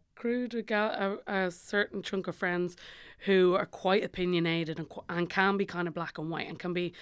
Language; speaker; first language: English; native; English